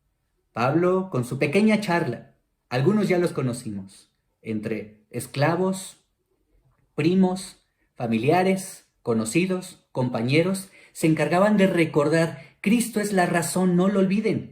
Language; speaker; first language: Spanish; native; Spanish